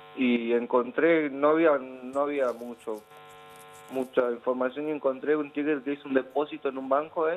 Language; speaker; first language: Spanish; native; Spanish